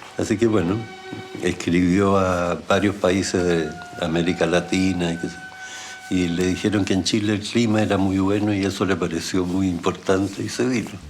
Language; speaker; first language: Spanish; early bilingual, other home language; German